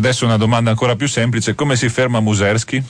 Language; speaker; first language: Italian; native; Italian